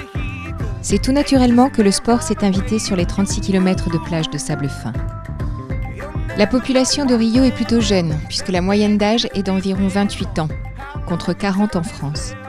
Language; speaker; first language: French; native; French